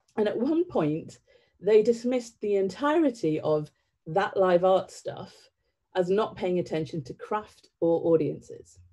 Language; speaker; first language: English; native; English